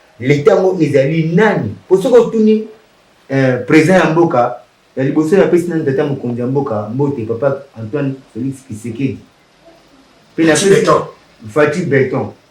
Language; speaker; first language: Lingala; non-native, local second language; Kongo